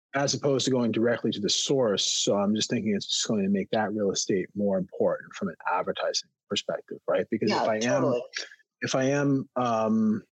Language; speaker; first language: English; native; English